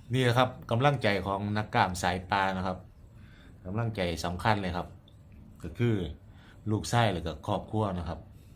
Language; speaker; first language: Thai; native; Thai